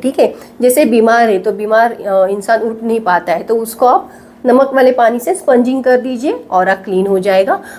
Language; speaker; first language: Hindi; non-native, local second language; Marathi